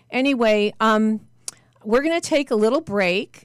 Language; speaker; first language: English; native; English